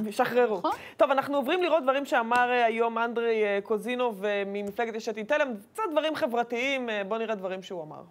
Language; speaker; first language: Hebrew; native; Hebrew